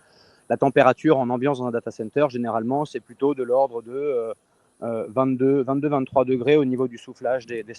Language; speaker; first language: French; native; French